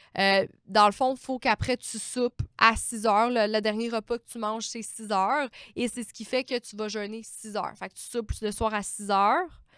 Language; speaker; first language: French; native; French